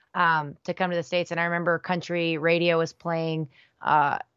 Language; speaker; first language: English; early bilingual, other home language; Spanish